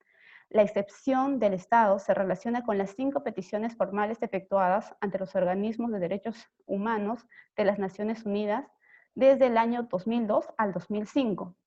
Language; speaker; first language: Spanish; native; Spanish